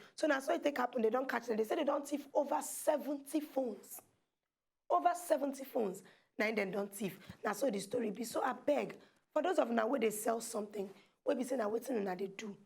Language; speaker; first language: Nigerian Pidgin; native; Nigerian Pidgin